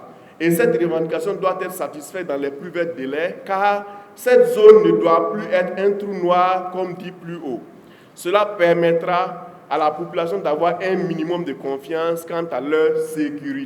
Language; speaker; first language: French; non-native, local second language; Mossi